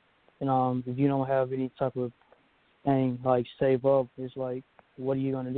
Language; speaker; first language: English; native; English